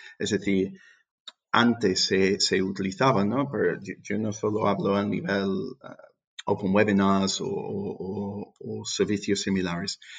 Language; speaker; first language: Spanish; non-native, fluent; English